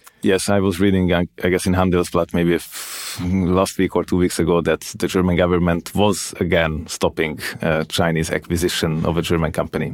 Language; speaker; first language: English; non-native, fluent; Hungarian